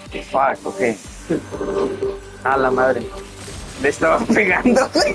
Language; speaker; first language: Spanish; native; Spanish